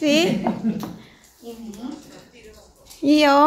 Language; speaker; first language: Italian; non-native, learner; Indonesian